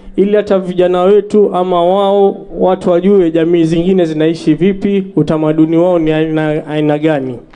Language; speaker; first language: Swahili; native; Swahili